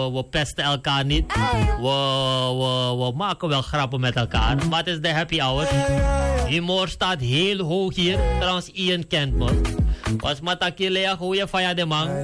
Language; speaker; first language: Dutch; native; Dutch